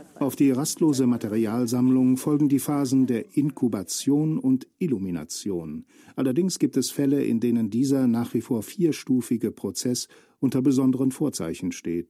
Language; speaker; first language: German; native; German